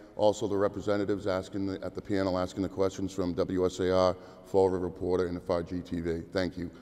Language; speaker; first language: English; native; English